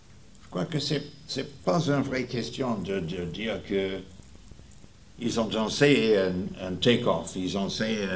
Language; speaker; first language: French; non-native, fluent; English